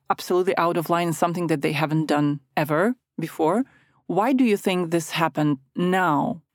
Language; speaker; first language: English; non-native, fluent; Ukrainian